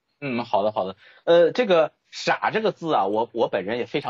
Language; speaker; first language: Chinese; native; Chinese